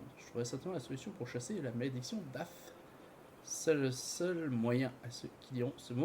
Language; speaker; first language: French; native; French